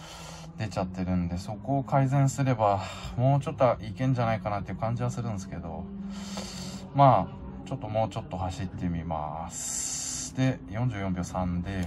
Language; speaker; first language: Japanese; native; Japanese